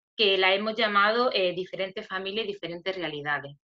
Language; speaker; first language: Spanish; native; Spanish